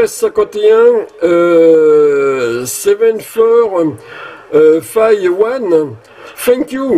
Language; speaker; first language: English; non-native, learner; French